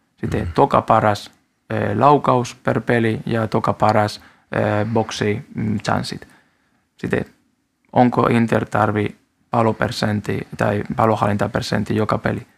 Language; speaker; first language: Finnish; non-native, learner; Spanish